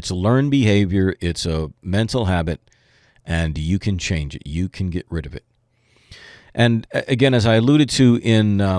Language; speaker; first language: English; native; English